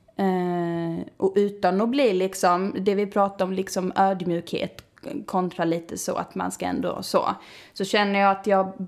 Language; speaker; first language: Swedish; native; Swedish